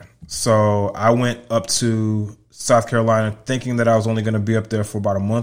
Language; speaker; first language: English; native; English